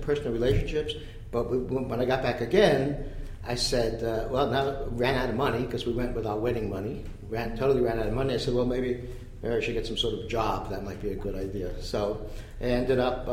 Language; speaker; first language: English; native; English